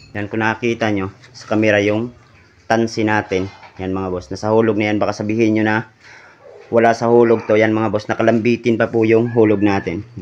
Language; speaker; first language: Filipino; non-native, local second language; Cebuano